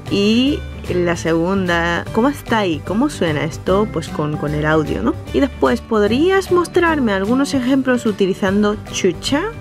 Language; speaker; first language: Spanish; non-native, fluent; Japanese